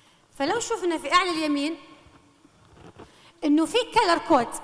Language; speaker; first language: Arabic; native; Arabic